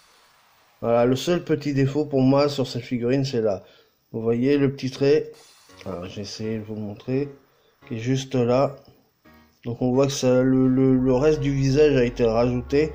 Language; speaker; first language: French; native; French